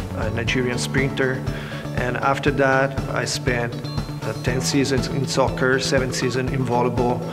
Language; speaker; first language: English; non-native, fluent; Italian